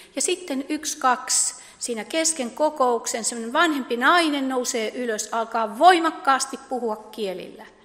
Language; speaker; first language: Finnish; native; Finnish